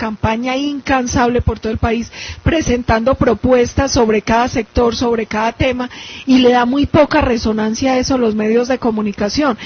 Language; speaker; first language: Spanish; native; Spanish